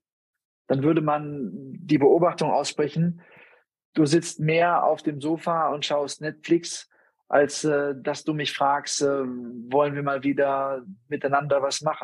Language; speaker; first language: German; native; German